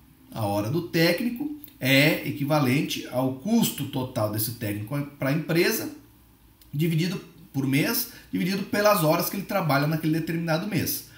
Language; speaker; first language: Portuguese; native; Portuguese